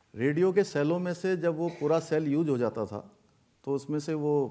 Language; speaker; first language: Hindi; native; Hindi